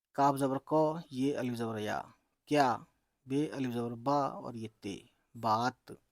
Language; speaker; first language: Hindi; native; Hindi